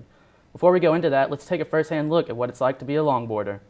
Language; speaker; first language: English; native; English